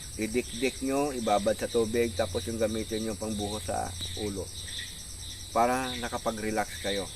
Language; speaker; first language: Filipino; non-native, local second language; Hiligaynon